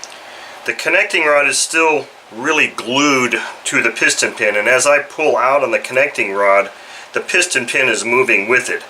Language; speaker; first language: English; native; English